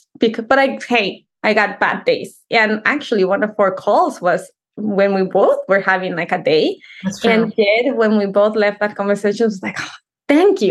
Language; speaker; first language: English; non-native, fluent; Spanish